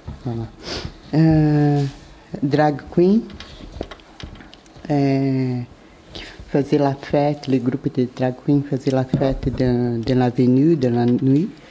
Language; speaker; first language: French; non-native, learner; Portuguese